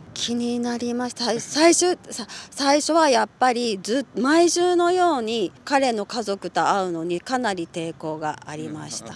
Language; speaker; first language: Japanese; native; Japanese